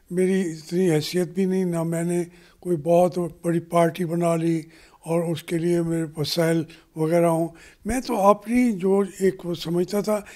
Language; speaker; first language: Urdu; native; Urdu